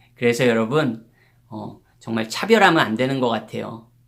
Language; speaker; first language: Korean; native; Korean